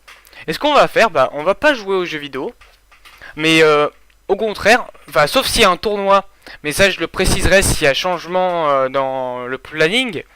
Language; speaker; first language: French; native; French